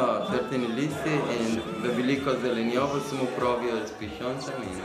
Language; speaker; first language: Slovenian; non-native, learner; Persian